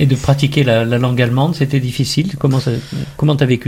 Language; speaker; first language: French; native; French